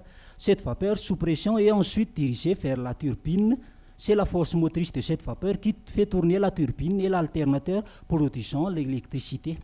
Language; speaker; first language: French; non-native, local second language; Malagasy